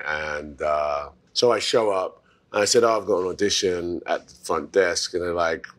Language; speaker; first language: English; native; English